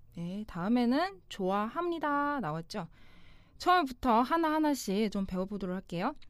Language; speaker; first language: Korean; non-native, fluent; Chinese